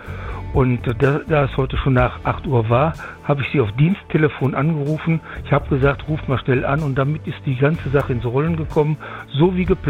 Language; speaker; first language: German; native; German